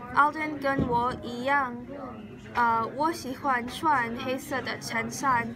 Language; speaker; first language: Chinese; non-native, learner; English